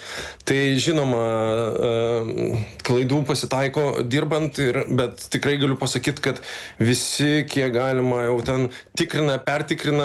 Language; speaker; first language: Lithuanian; native; Lithuanian